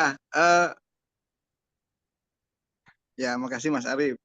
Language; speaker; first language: Indonesian; native; Indonesian